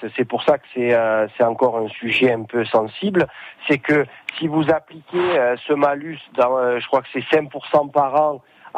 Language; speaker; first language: French; native; French